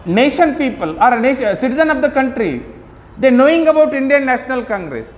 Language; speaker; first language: English; non-native, local second language; Kannada